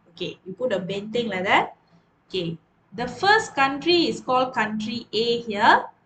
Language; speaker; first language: English; non-native, local second language; Malay